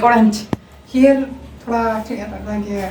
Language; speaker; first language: English; non-native, learner; Spanish